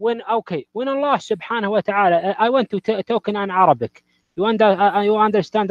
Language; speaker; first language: English; non-native, learner; Arabic